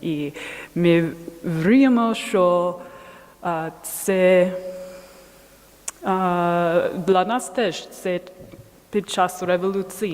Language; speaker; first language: Ukrainian; non-native, learner; English